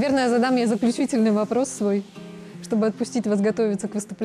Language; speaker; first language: Russian; native; Russian